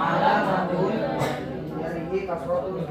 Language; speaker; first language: Arabic; non-native, learner; Indonesian